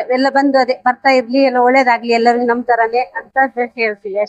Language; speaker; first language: Kannada; native; Kannada